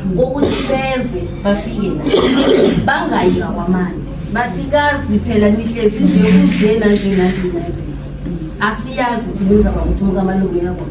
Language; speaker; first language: Zulu; non-native, local second language; South Ndebele